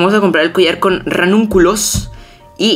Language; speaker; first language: Spanish; native; Spanish